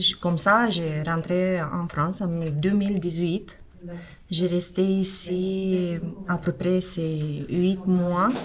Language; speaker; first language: French; non-native, learner; Romanian